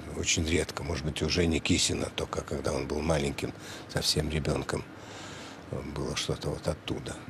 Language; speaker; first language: Russian; native; Russian